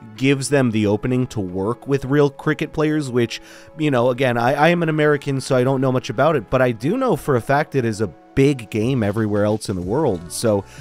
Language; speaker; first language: English; native; English